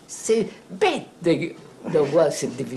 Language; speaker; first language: French; non-native, fluent; Telugu